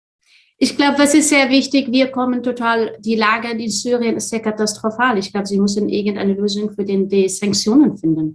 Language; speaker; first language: German; non-native, fluent; Arabic